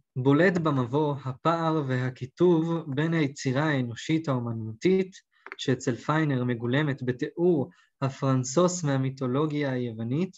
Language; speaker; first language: Hebrew; native; Hebrew